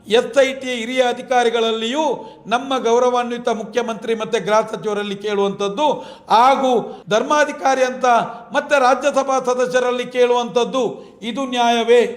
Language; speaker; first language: Kannada; non-native, local second language; Tulu